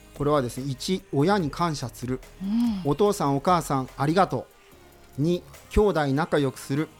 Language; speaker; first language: Japanese; native; Japanese